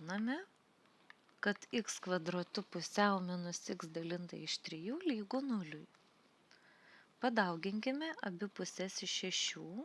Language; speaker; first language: Lithuanian; native; Lithuanian